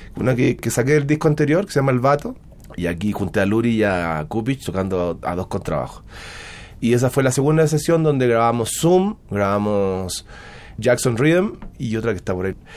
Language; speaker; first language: Spanish; native; Spanish